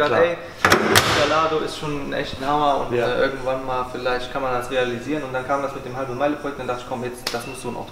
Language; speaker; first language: German; native; German